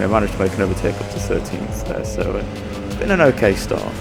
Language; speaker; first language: English; native; English